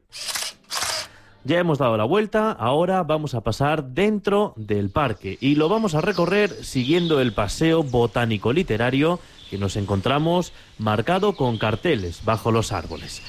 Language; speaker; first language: Spanish; native; Spanish